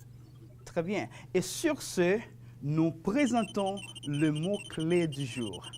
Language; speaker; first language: French; non-native, fluent; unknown